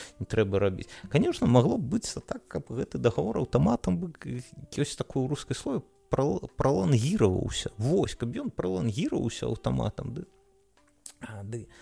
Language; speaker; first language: Belarusian; non-native, local second language; Russian